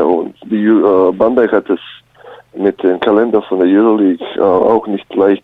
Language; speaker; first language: German; early bilingual, other home language; Bosnian